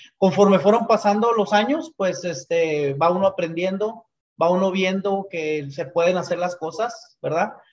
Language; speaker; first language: Spanish; native; Spanish